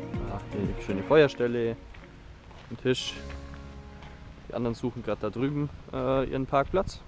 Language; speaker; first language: German; native; German